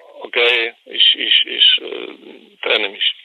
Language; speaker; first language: German; non-native, learner; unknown